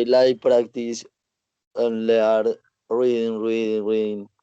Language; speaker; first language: English; non-native, learner; Spanish